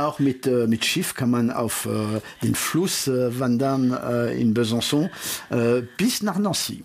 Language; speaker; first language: German; early bilingual, heritage; French